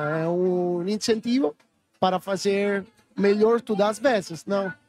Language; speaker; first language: Portuguese; non-native, learner; Italian